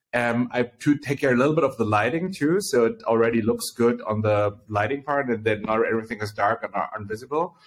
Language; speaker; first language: English; early bilingual, other home language; Chinese